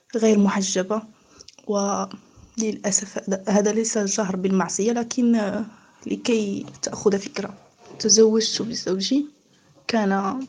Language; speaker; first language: Arabic; native; Arabic